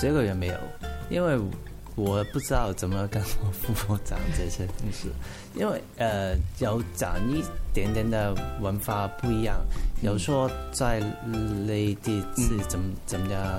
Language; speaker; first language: Chinese; non-native, local second language; Cantonese